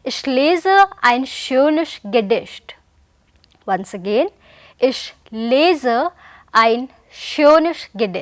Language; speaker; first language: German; non-native, fluent; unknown